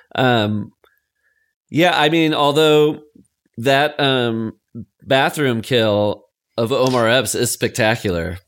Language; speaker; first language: English; native; English